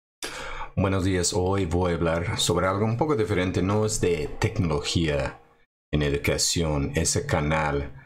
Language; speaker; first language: Spanish; non-native, fluent; English